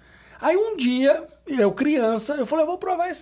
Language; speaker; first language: Portuguese; native; Portuguese